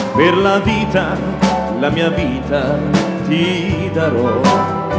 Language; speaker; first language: English; non-native, fluent; Italian